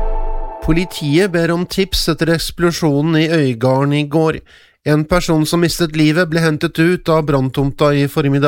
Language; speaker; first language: Norwegian; native; Norwegian